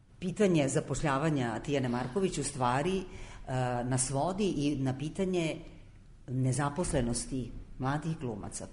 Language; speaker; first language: Serbian; native; Serbian